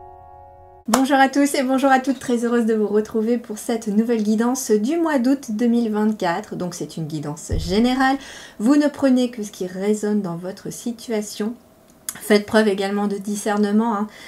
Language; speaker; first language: French; native; French